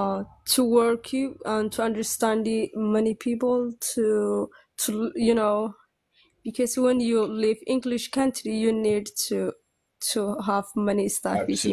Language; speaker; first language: English; non-native, learner; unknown